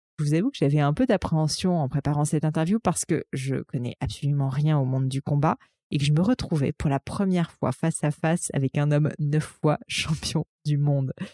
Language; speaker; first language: French; native; French